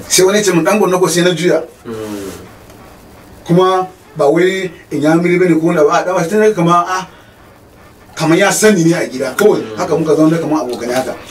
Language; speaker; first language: Hausa; non-native, local second language; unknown